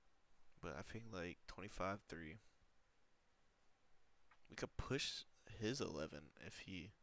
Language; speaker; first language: English; native; English